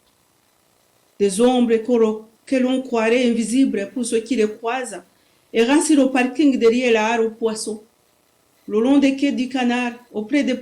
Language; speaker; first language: French; non-native, local second language; Kinyarwanda